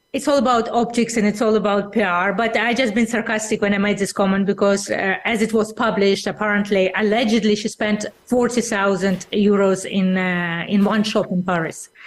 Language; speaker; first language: English; non-native, fluent; Russian